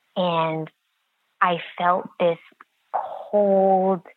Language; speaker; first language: English; native; English